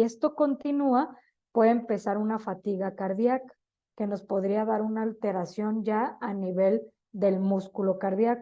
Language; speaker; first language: Spanish; native; Spanish